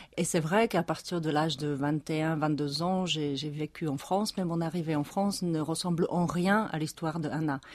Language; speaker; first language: French; non-native, fluent; Czech